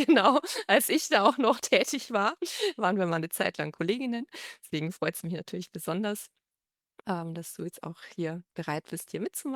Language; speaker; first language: German; native; German